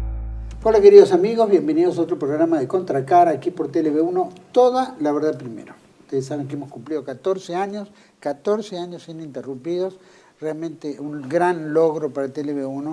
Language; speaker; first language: Spanish; native; Spanish